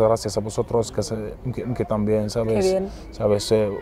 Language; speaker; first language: Spanish; non-native, fluent; Arabic